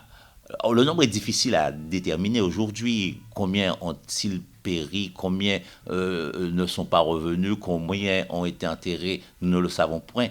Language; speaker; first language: French; native; French